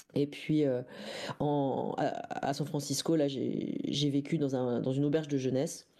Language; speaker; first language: French; native; French